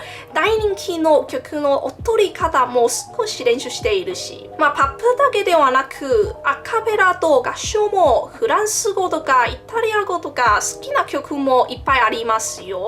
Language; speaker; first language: Japanese; non-native, learner; Min Nan Chinese